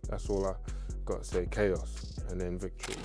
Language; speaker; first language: English; native; English